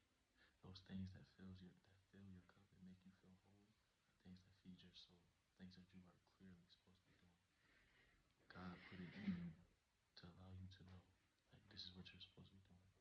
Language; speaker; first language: English; native; English